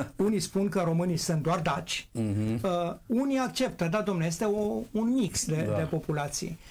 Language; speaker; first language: Romanian; native; Romanian